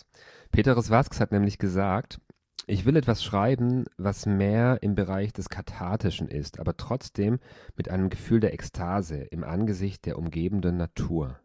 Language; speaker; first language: German; native; German